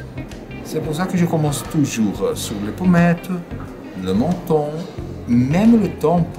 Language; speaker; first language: French; non-native, fluent; Portuguese